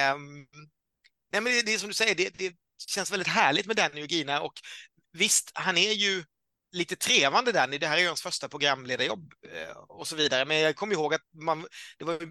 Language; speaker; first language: Swedish; native; Swedish